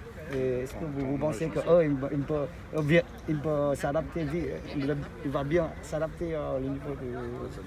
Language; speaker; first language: French; non-native, learner; Vietnamese